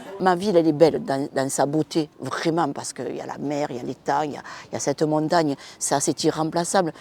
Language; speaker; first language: French; early bilingual, other home language; Spanish